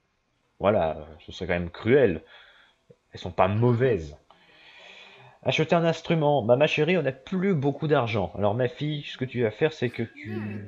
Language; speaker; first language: French; native; French